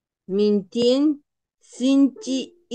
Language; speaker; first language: Chinese; non-native, learner; Spanish